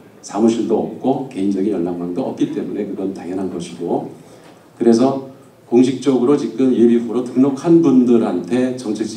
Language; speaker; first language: Korean; native; Korean